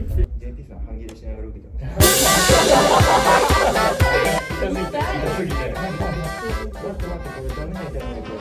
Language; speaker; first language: Japanese; native; Japanese